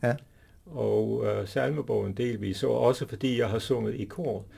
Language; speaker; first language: Danish; non-native, fluent; English